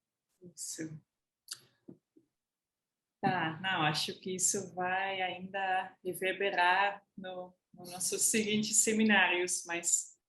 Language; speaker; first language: Portuguese; non-native, fluent; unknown